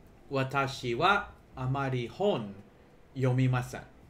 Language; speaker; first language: Japanese; non-native, fluent; English